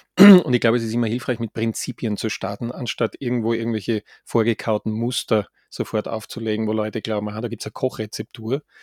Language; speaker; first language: German; native; German